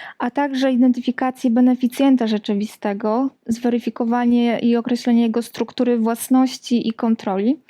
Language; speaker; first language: Polish; native; Polish